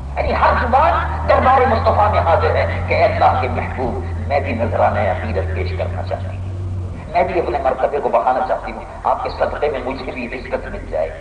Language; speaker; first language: Urdu; native; Urdu